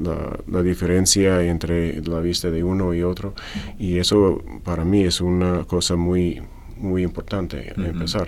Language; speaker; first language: Spanish; non-native, fluent; English